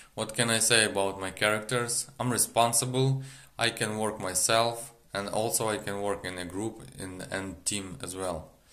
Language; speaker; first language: English; non-native, learner; Ukrainian